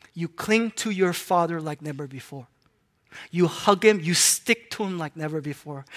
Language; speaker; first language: English; non-native, local second language; Korean